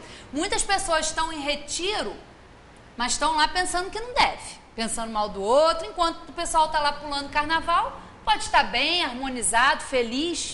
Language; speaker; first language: Portuguese; native; Portuguese